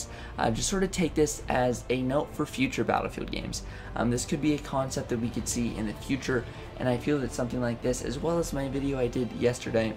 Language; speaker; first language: English; native; English